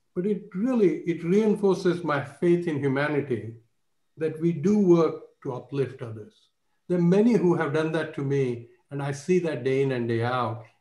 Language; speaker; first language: English; non-native, local second language; Marathi